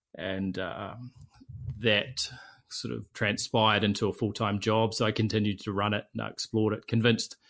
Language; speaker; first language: English; native; English